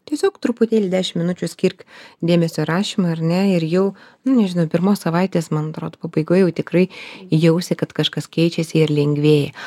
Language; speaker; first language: Lithuanian; non-native, local second language; Russian